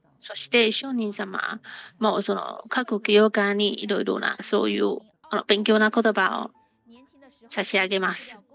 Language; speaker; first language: Japanese; non-native, learner; Chinese